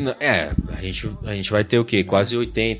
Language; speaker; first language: Portuguese; native; Portuguese